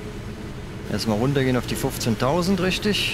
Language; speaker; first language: German; native; German